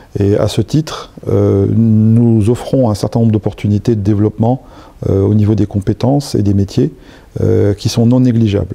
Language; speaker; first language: French; non-native, local second language; Arabic